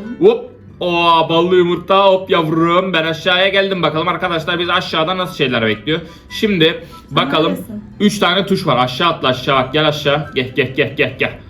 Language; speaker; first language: Turkish; native; Turkish